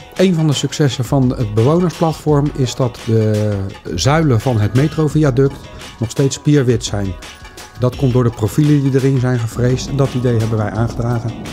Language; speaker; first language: Dutch; native; Dutch